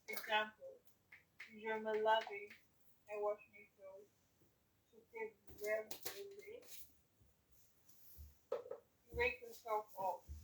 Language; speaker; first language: French; non-native, learner; English